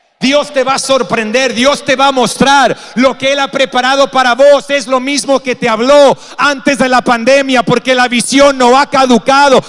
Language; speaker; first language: Spanish; non-native, fluent; English